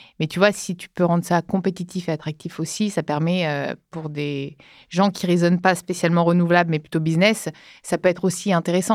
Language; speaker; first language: French; native; French